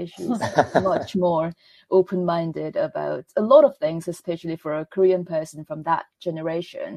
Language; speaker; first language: English; non-native, fluent; Korean